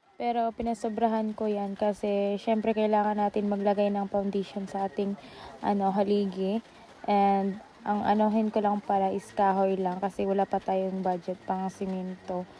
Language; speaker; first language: Filipino; non-native, local second language; Cebuano